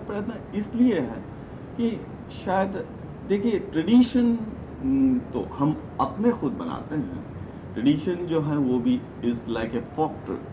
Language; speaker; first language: Hindi; non-native, local second language; Manipuri